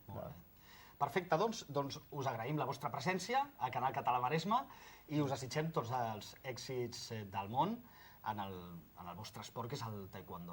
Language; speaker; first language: Catalan; native; Catalan